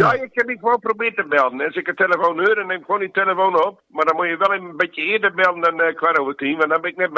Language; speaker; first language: Dutch; native; Dutch